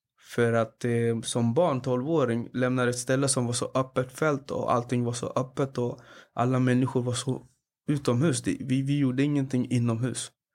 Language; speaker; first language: Swedish; early bilingual, other home language; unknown